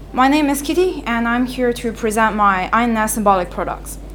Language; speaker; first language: English; non-native, fluent; Chinese